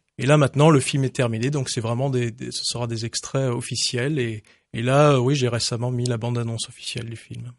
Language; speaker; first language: French; early bilingual, heritage; English